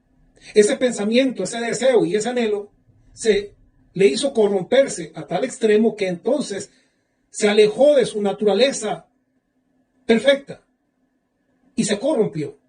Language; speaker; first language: Spanish; native; Spanish